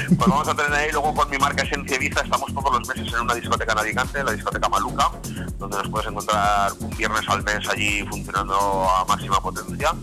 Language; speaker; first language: Spanish; native; Spanish